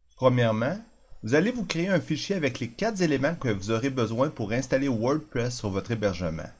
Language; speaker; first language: French; native; French